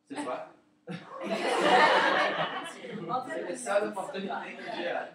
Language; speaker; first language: French; non-native, learner; Portuguese